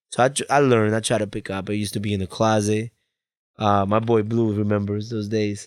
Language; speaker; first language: English; early bilingual, other home language; Spanish